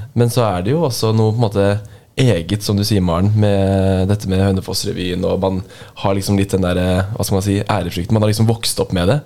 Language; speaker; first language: Norwegian; native; Norwegian